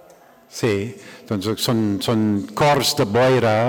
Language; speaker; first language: Catalan; non-native, learner; English